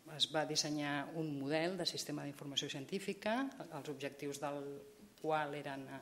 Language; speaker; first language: Catalan; native; Catalan